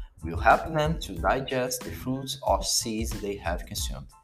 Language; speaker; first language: English; non-native, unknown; Portuguese